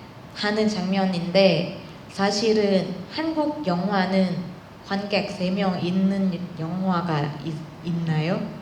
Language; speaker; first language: Korean; non-native, learner; Thai